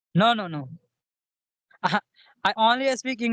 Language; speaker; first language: English; non-native, learner; Hindi